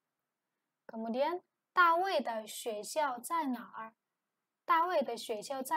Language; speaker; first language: Chinese; non-native, fluent; Indonesian